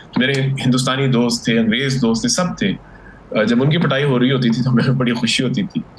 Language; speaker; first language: Urdu; early bilingual, heritage; Urdu